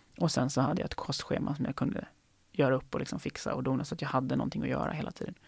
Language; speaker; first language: Swedish; native; Swedish